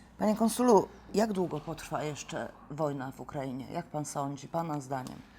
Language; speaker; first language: Polish; native; Polish